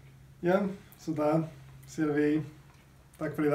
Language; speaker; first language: Norwegian; non-native, fluent; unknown